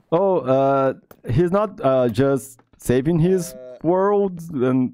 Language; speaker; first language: English; non-native, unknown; Portuguese